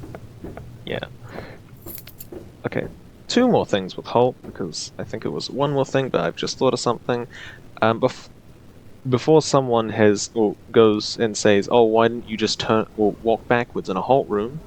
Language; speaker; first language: English; native; English